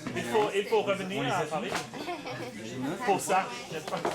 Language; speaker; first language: French; non-native, fluent; Swedish